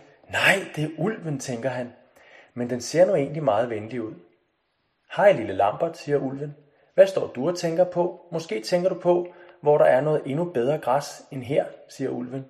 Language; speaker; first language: Danish; native; Danish